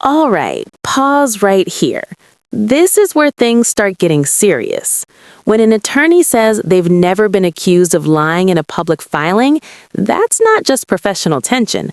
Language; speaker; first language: English; native; English